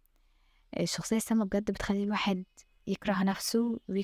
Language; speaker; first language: Arabic; native; Arabic